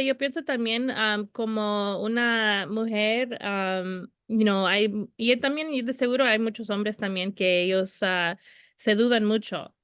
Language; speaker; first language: Spanish; early bilingual, heritage; Spanish